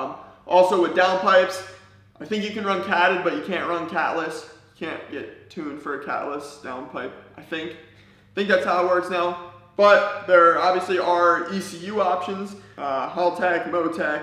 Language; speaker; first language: English; native; English